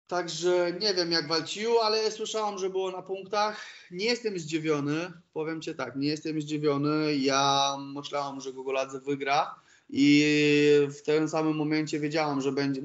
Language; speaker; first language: Polish; non-native, fluent; Romanian